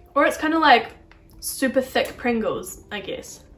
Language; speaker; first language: English; native; English